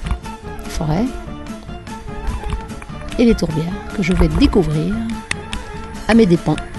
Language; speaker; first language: French; native; French